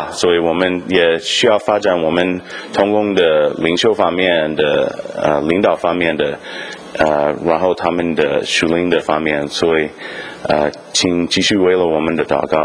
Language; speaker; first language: Chinese; non-native, fluent; English